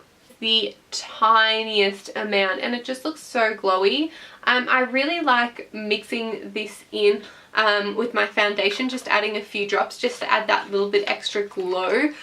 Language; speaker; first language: English; native; English